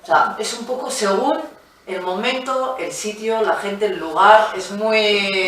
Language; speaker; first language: Spanish; native; Spanish